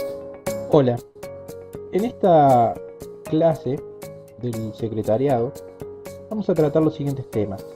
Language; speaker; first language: Spanish; native; Spanish